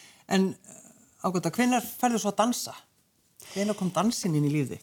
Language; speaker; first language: Icelandic; native; Icelandic